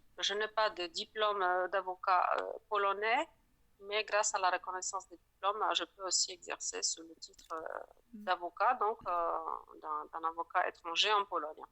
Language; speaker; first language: French; non-native, fluent; Polish